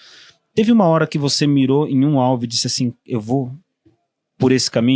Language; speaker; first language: Portuguese; native; Portuguese